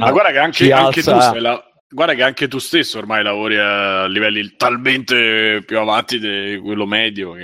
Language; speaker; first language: Italian; native; Italian